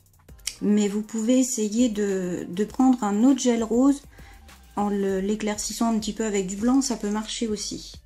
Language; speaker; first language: French; native; French